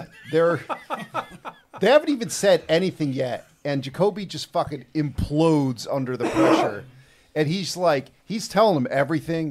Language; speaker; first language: English; native; English